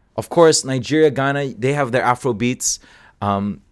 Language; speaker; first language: English; non-native, local second language; Cantonese